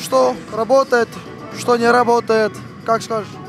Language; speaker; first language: Russian; non-native, learner; Estonian